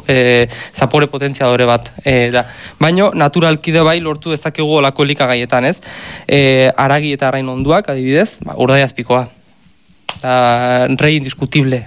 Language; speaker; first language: Basque; native; Basque